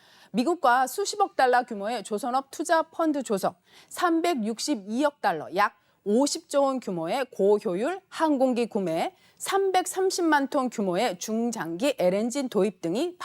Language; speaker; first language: Korean; native; Korean